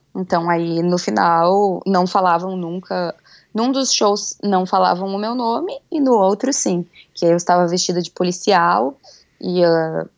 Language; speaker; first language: Portuguese; native; Portuguese